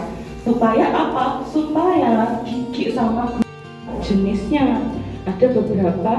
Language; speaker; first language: Indonesian; non-native, local second language; Javanese